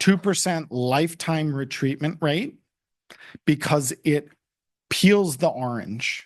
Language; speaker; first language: English; native; English